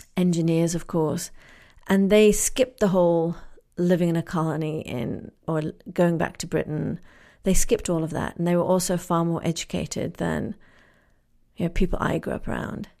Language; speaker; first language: English; native; English